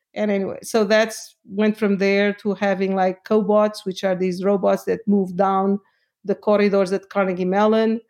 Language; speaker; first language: English; non-native, fluent; Portuguese